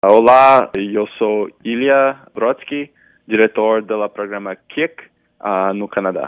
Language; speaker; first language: Spanish; non-native, learner; Portuguese